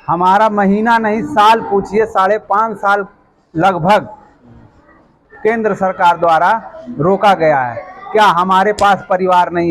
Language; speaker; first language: Hindi; native; Hindi